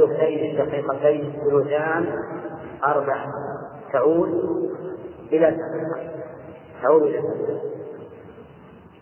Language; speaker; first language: Arabic; native; Arabic